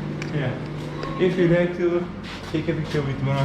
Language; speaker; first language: English; non-native, learner; Persian